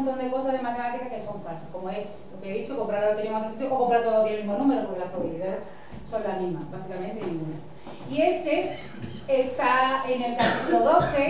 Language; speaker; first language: Spanish; native; Spanish